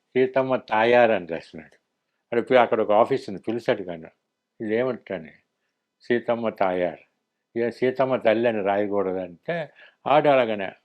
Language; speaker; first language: Telugu; early bilingual, heritage; Telugu